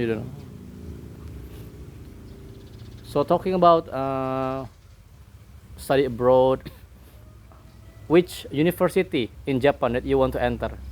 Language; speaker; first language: English; non-native, learner; Indonesian